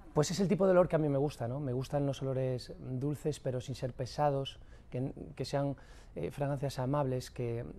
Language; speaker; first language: Spanish; native; Spanish